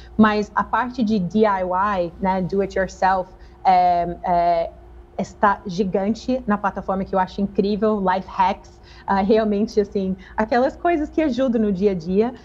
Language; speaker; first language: Portuguese; non-native, fluent; English